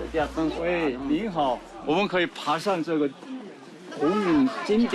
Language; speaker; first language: Chinese; non-native, fluent; Korean